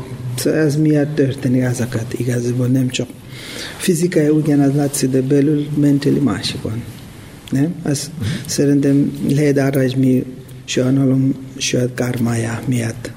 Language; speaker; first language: Hungarian; non-native, learner; Tibetan